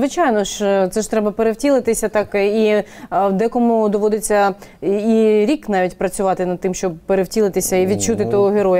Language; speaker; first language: Ukrainian; native; Ukrainian